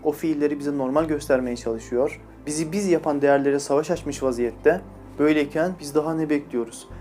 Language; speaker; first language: Turkish; native; Turkish